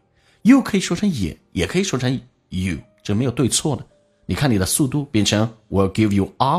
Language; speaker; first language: Chinese; native; Chinese